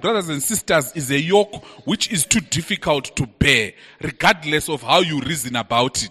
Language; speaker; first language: English; non-native, local second language; Shona